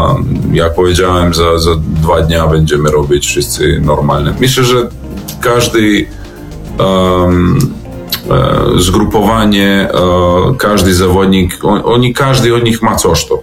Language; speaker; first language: Polish; non-native, learner; Serbian